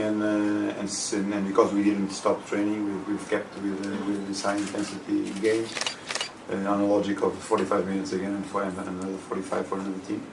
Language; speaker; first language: English; non-native, fluent; Portuguese